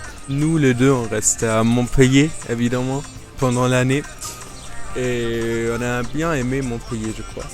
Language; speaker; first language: French; non-native, fluent; German